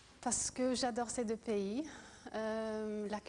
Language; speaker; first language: French; non-native, fluent; Norwegian